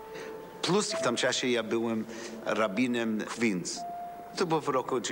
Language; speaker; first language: Polish; non-native, learner; English